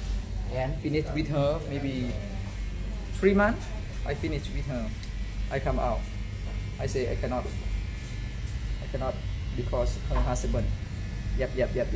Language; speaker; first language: English; non-native, learner; Thai